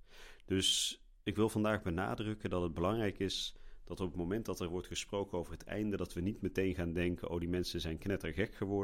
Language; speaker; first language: Dutch; native; Dutch